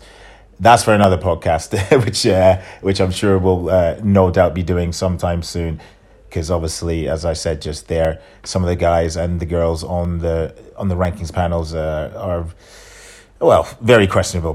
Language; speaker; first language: English; native; English